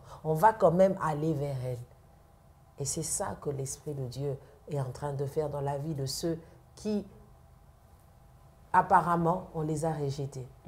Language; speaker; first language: French; non-native, local second language; Lingala